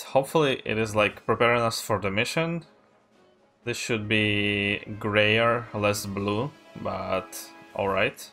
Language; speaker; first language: English; non-native, fluent; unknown